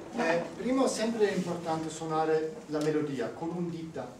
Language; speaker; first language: Italian; non-native, learner; German